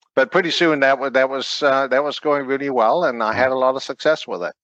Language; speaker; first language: English; non-native, fluent; Danish